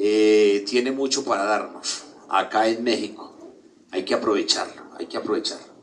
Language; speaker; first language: Spanish; native; Spanish